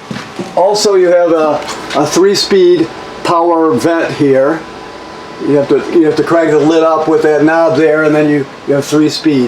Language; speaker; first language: English; native; English